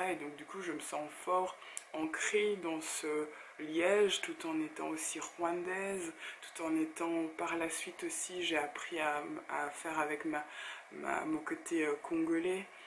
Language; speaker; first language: French; native; French